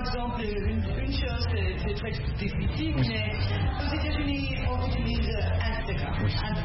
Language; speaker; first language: French; non-native, fluent; English